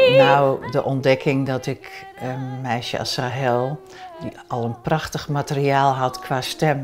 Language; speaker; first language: Dutch; native; Dutch